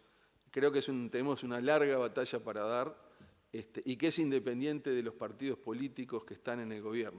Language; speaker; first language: Spanish; native; Spanish